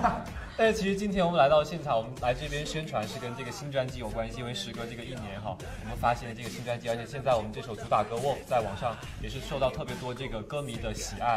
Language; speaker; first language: Chinese; native; Chinese